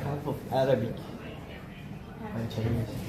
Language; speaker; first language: English; non-native, learner; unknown